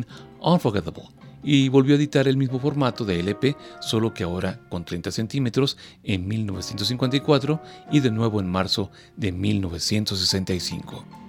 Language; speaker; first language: Spanish; native; Spanish